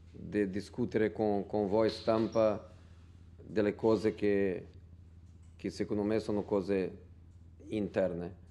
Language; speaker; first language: Italian; non-native, fluent; Portuguese